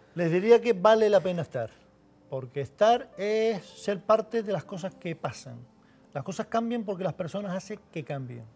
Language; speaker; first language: Spanish; native; Spanish